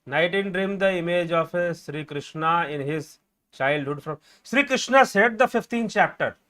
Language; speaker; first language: English; non-native, local second language; Hindi